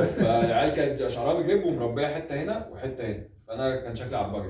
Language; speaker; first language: Arabic; native; Arabic